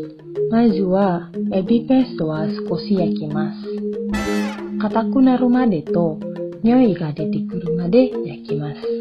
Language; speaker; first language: Japanese; non-native, fluent; Indonesian